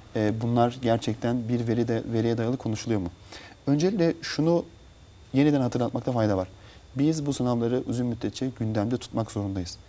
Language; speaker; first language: Turkish; native; Turkish